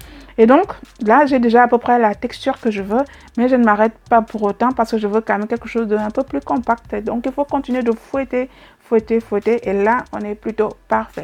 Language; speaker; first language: French; native; French